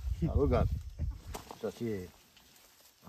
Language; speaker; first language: French; non-native, learner; Arabic